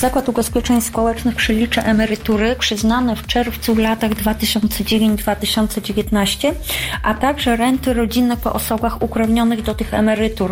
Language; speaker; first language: Polish; native; Polish